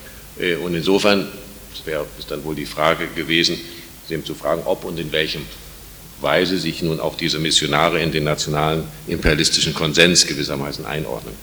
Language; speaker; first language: German; native; German